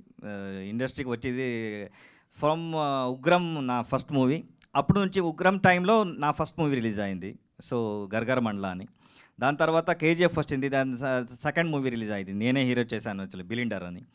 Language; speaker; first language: Telugu; non-native, learner; Kannada